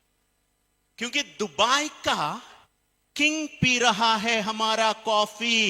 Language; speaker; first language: Hindi; non-native, fluent; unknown